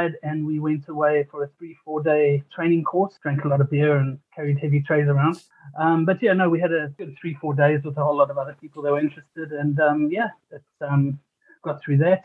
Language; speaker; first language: English; native; English